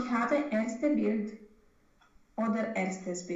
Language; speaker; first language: German; non-native, learner; Romanian